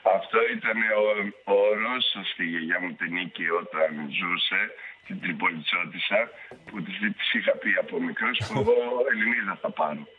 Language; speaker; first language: Greek; early bilingual, heritage; Italian